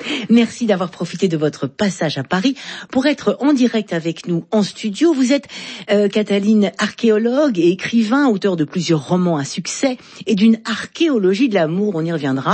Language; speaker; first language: French; native; French